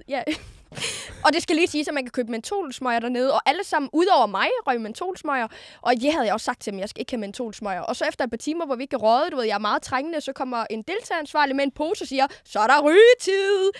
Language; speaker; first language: Danish; native; Danish